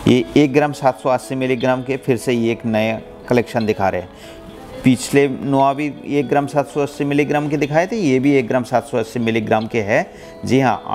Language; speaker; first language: Hindi; non-native, local second language; Bangla